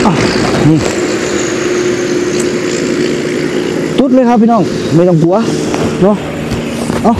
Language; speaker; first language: Thai; non-native, local second language; Northeastern Thai